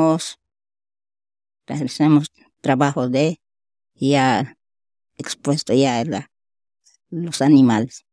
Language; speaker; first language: Spanish; non-native, local second language; Shipibo-Conibo